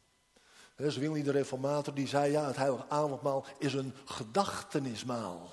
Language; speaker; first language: Dutch; native; Dutch